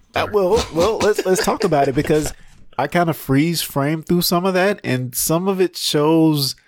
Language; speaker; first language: English; native; English